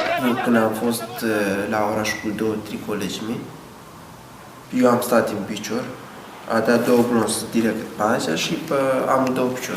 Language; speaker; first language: Romanian; non-native, learner; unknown